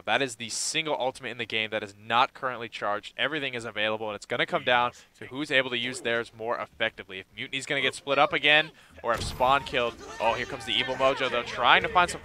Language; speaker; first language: English; native; English